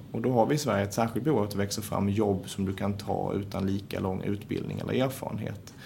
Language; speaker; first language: Swedish; native; Swedish